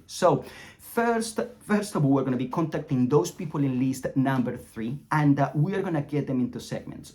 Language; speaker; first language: English; non-native, fluent; Spanish